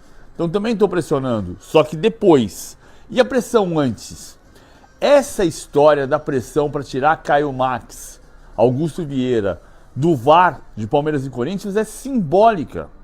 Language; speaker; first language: Portuguese; native; Portuguese